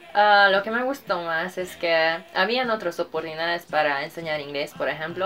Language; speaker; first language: Spanish; non-native, fluent; Hungarian